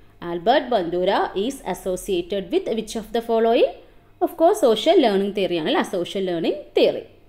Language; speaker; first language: English; non-native, local second language; Malayalam